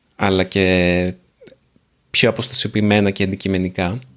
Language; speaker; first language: Greek; native; Greek